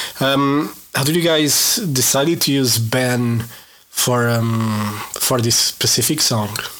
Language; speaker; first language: English; non-native, fluent; Portuguese